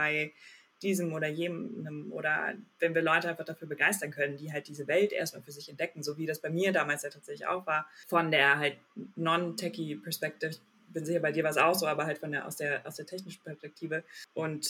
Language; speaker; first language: German; native; German